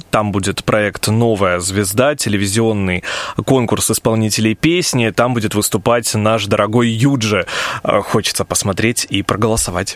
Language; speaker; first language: Russian; native; Russian